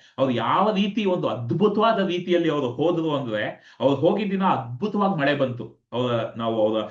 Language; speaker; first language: Kannada; native; Kannada